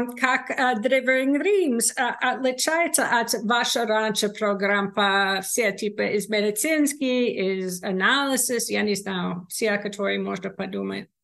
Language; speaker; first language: Russian; non-native, learner; English